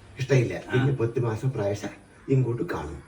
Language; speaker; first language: Malayalam; non-native, learner; Kannada